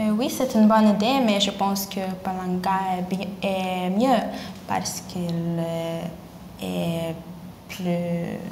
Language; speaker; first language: French; non-native, learner; Lithuanian